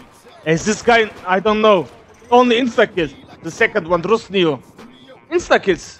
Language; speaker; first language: English; non-native, learner; Turkish